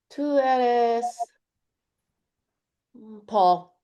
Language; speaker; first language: Spanish; non-native, learner; English